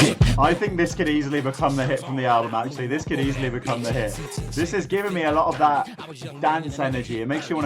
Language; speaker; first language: English; native; English